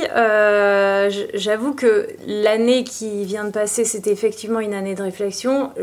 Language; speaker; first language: French; native; French